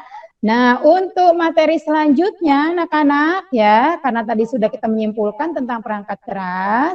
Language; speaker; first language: Indonesian; native; Indonesian